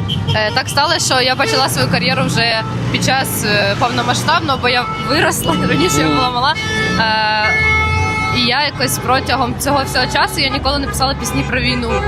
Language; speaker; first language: Ukrainian; native; Ukrainian